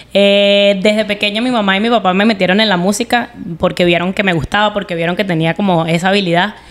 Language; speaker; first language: Spanish; native; Spanish